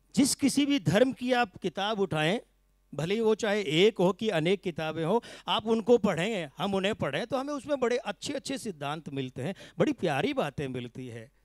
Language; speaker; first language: Hindi; native; Hindi